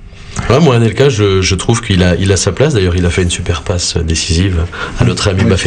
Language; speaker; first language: French; native; French